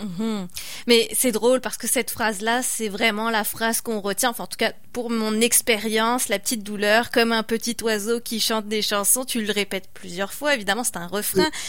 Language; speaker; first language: French; native; French